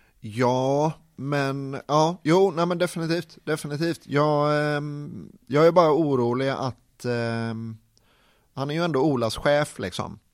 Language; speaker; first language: Swedish; native; Swedish